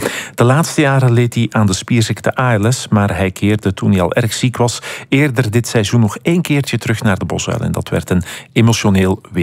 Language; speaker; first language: Dutch; native; Dutch